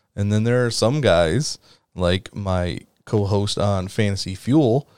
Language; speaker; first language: English; native; English